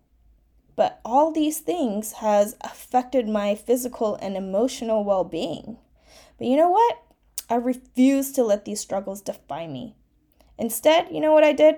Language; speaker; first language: English; early bilingual, other home language; Chinese